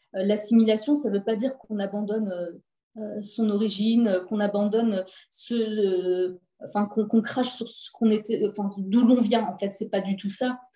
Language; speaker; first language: French; early bilingual, other home language; Turkish